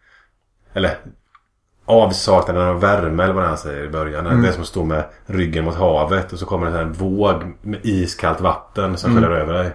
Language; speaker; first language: Swedish; native; Swedish